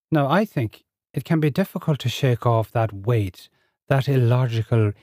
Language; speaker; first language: English; native; English